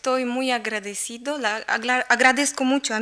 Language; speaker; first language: Spanish; non-native, learner; Russian